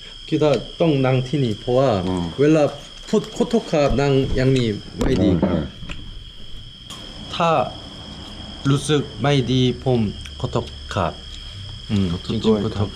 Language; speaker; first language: Thai; non-native, learner; Korean